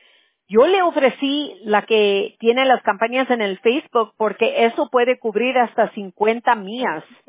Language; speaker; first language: Spanish; early bilingual, heritage; Spanish